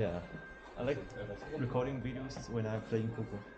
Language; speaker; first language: English; non-native, learner; Chinese